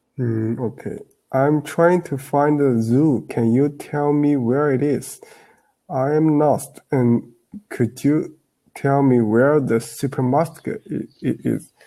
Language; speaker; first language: English; non-native, learner; Chinese